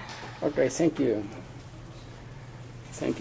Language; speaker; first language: English; non-native, learner; Spanish